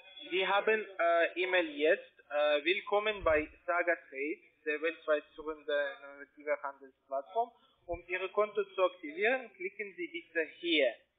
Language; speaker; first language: German; non-native, learner; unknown